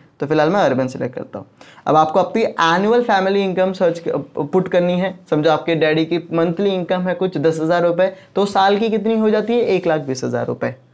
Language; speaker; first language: Hindi; non-native, local second language; Marwari